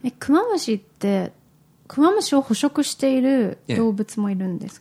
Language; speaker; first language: Japanese; early bilingual, heritage; Japanese